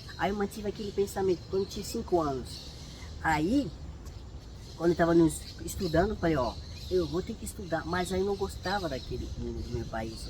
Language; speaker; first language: Portuguese; non-native, fluent; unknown